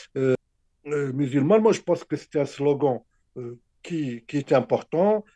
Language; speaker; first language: French; non-native, local second language; Arabic